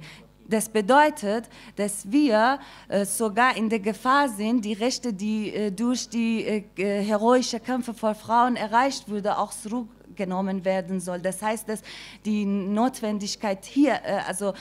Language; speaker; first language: German; non-native, fluent; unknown